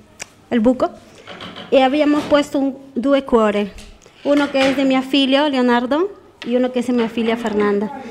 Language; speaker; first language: Italian; non-native, learner; Spanish